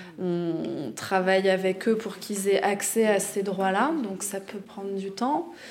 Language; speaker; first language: French; native; French